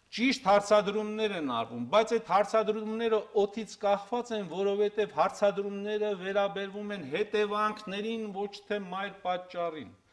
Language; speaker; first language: Armenian; native; Armenian